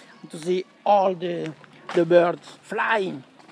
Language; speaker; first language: English; non-native, learner; French